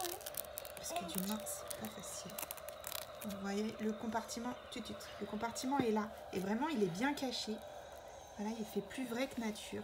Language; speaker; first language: French; native; French